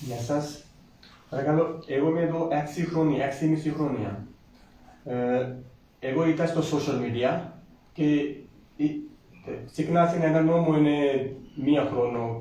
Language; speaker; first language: Greek; non-native, learner; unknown